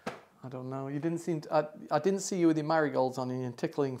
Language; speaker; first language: English; native; English